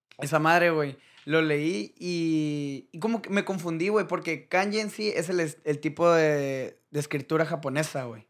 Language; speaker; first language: Spanish; native; Spanish